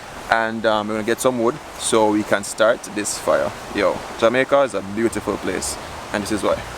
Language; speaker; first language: English; native; English